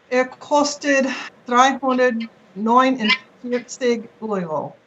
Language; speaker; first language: German; non-native, learner; English